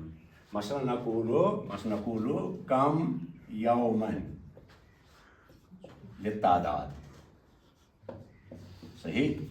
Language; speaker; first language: Arabic; non-native, fluent; Kashmiri